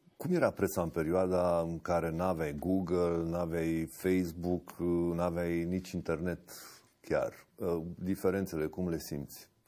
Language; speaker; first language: Romanian; native; Romanian